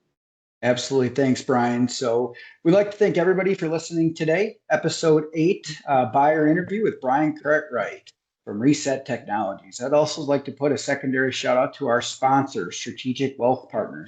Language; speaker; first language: English; native; English